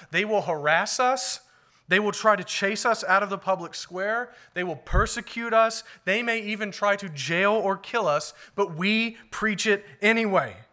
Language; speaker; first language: English; native; English